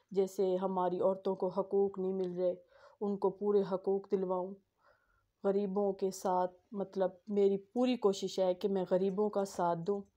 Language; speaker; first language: Urdu; non-native, local second language; Saraiki